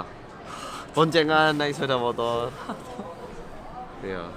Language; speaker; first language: Indonesian; early bilingual, other home language; Korean